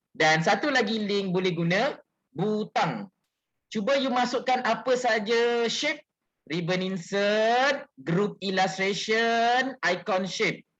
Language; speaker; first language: Malay; native; Malay